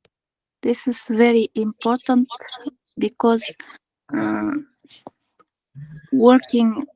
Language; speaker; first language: English; non-native, learner; Kazakh